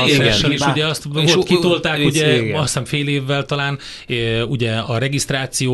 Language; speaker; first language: Hungarian; native; Hungarian